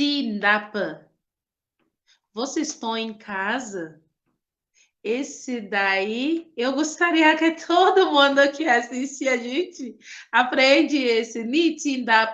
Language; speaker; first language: Portuguese; non-native, fluent; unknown